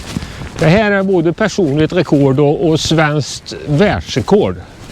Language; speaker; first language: Swedish; native; Swedish